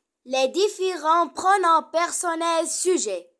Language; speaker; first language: French; non-native, fluent; Arabic